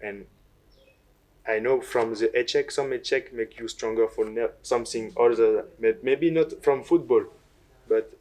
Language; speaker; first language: English; non-native, learner; French